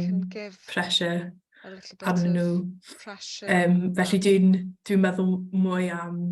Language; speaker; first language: Welsh; non-native, fluent; English